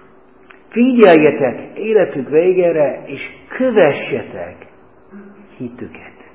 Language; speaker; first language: Hungarian; non-native, fluent; English